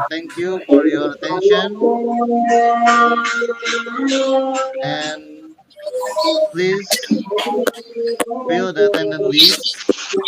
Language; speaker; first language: English; non-native, learner; Indonesian